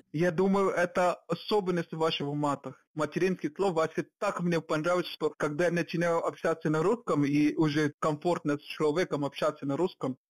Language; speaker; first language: Russian; non-native, fluent; Hindi